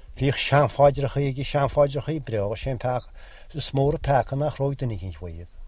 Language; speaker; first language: Irish; native; Irish